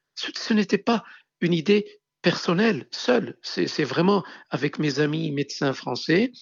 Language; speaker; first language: French; non-native, local second language; Arabic